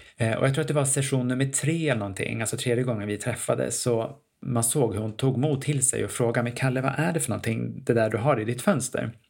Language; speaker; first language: Swedish; native; Swedish